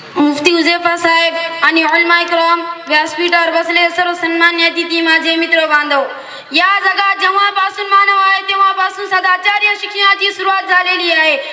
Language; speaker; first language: Marathi; non-native, local second language; Urdu